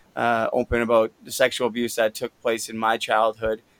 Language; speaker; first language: English; native; English